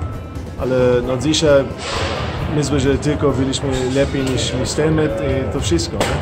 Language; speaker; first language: Polish; non-native, fluent; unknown